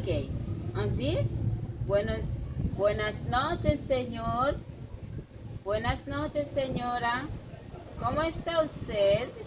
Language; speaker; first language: Spanish; non-native, fluent; French